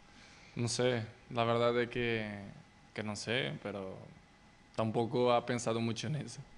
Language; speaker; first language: Spanish; non-native, fluent; Portuguese